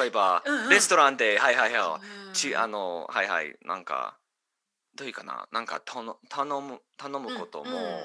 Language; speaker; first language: Japanese; non-native, fluent; English